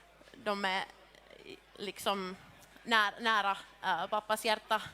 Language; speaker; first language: Swedish; non-native, local second language; Finnish